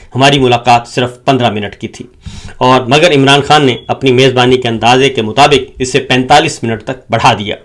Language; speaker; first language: Urdu; native; Urdu